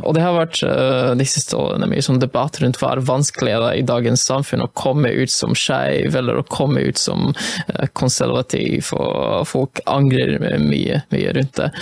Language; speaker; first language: Norwegian; non-native, fluent; Polish